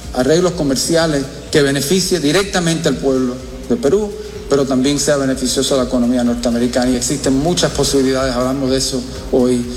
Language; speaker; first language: Spanish; early bilingual, heritage; Spanish